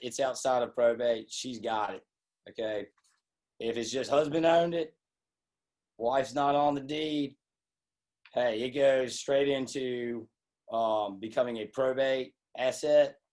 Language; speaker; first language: English; native; English